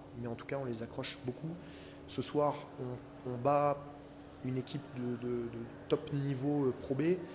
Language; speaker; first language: French; native; French